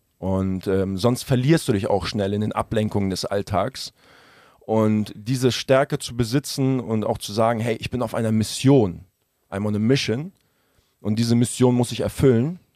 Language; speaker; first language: German; early bilingual, other home language; Russian